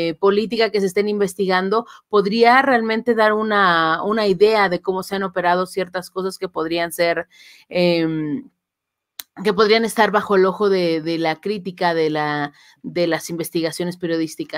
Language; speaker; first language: Spanish; native; Spanish